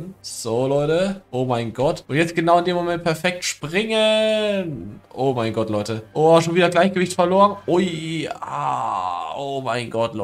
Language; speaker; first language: German; native; German